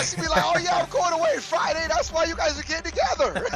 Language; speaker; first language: English; native; English